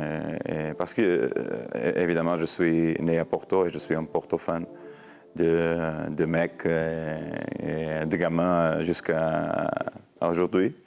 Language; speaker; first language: French; non-native, learner; Portuguese